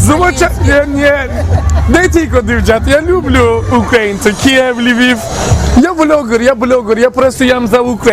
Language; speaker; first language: Ukrainian; non-native, learner; Turkish